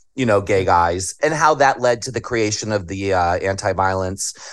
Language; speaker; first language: English; native; English